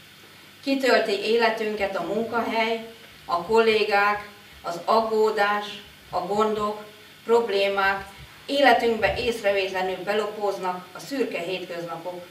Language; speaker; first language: Hungarian; native; Hungarian